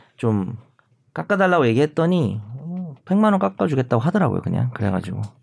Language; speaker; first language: Korean; native; Korean